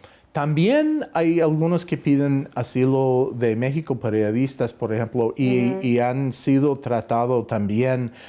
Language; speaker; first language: Spanish; non-native, fluent; English